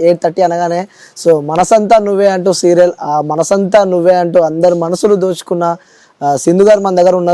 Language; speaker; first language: Telugu; native; Telugu